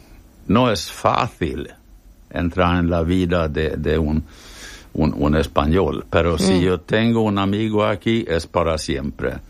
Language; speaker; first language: Spanish; non-native, fluent; Swedish